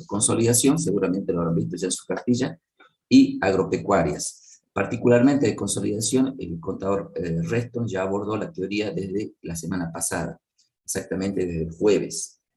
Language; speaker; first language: Spanish; native; Spanish